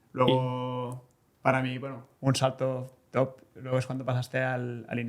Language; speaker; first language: Spanish; native; Spanish